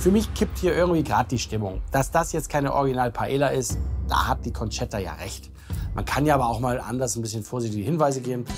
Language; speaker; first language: German; native; German